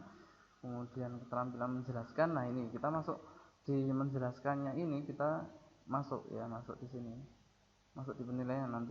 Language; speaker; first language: Indonesian; native; Indonesian